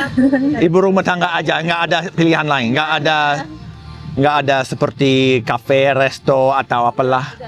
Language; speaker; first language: Indonesian; non-native, fluent; English